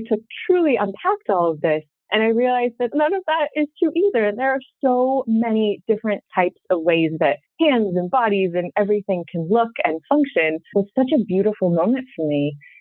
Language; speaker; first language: English; native; English